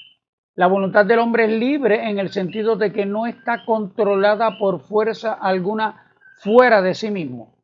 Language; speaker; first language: Spanish; native; Spanish